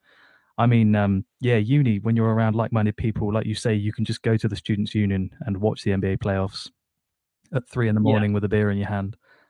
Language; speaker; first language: English; native; English